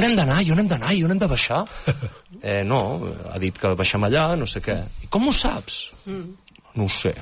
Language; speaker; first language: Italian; non-native, fluent; Catalan